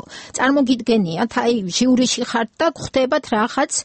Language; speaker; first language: Georgian; native; Georgian